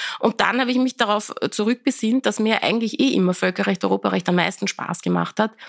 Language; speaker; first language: German; early bilingual, other home language; Persian